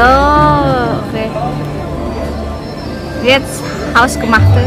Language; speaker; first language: German; non-native, learner; Chinese